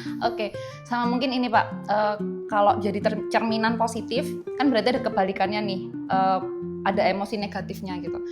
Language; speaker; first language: Indonesian; native; Indonesian